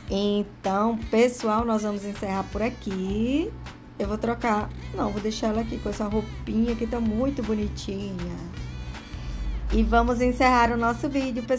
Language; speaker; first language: Portuguese; native; Portuguese